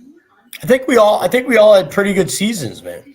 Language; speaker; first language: English; native; English